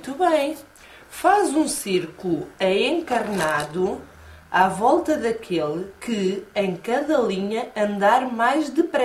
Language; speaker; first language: Portuguese; native; Portuguese